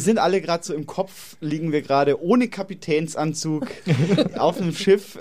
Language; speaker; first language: German; native; German